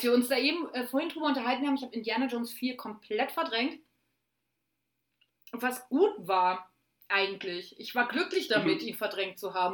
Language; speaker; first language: German; native; German